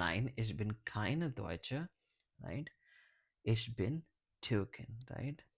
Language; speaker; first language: German; non-native, fluent; English